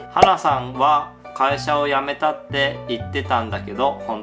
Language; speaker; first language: Japanese; native; Japanese